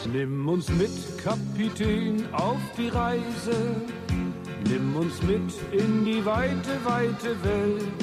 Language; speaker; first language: German; native; German